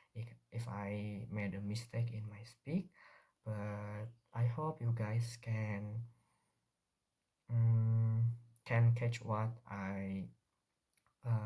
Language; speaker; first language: English; non-native, learner; Indonesian